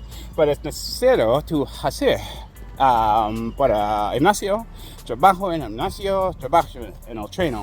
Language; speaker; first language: Spanish; non-native, learner; English